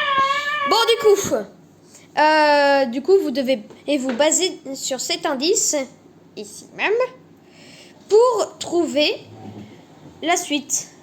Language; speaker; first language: French; native; French